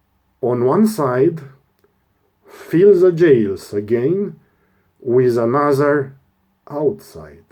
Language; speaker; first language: English; non-native, learner; Romanian